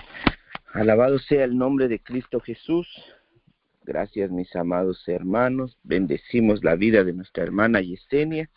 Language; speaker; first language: Spanish; native; Spanish